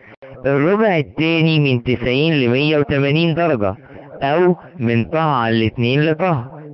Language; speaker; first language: Arabic; native; Arabic